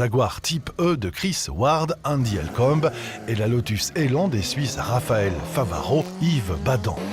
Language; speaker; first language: French; native; French